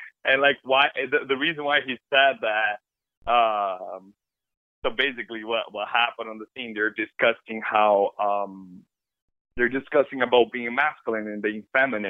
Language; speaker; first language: English; non-native, fluent; Portuguese